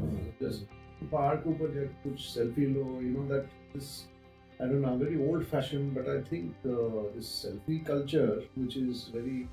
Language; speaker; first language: Hindi; non-native, local second language; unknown